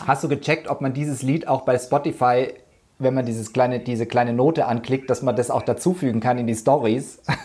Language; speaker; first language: German; native; German